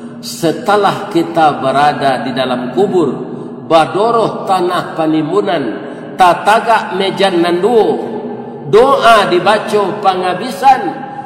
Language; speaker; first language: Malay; non-native, local second language; Minangkabau